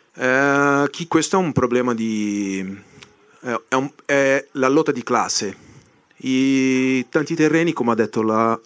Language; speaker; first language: Italian; non-native, fluent; Portuguese